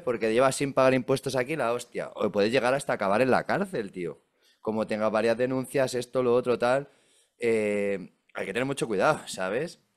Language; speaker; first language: Spanish; native; Spanish